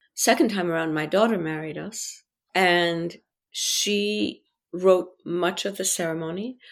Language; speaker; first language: English; early bilingual, other home language; French